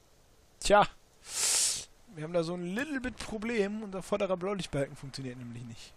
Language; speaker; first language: German; native; German